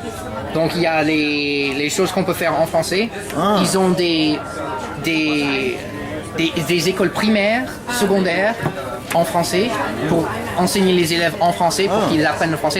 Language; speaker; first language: French; non-native, fluent; English